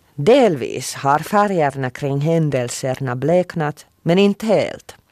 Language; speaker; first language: Swedish; non-native, local second language; Finnish